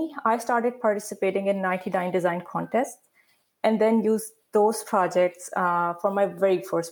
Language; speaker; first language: English; non-native, local second language; Urdu